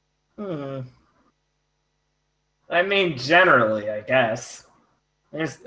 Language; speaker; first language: English; native; English